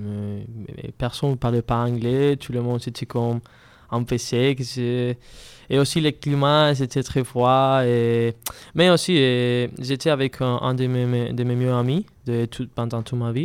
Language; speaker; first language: French; non-native, learner; Spanish